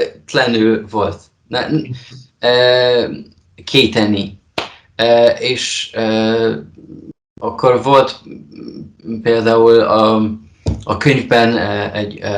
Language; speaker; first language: Hungarian; non-native, learner; Polish